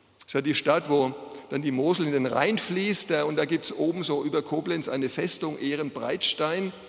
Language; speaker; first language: German; native; German